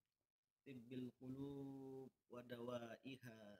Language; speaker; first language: Indonesian; native; Indonesian